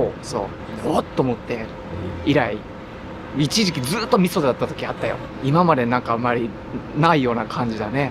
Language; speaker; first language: Japanese; native; Japanese